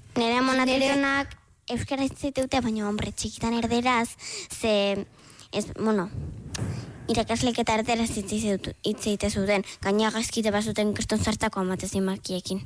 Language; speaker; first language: Basque; non-native, local second language; Spanish